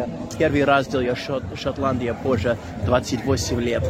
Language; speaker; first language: Russian; non-native, learner; English